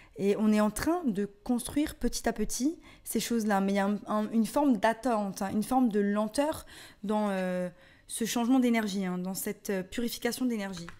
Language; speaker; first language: French; native; French